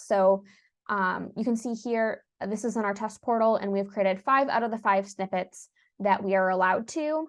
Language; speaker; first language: English; native; English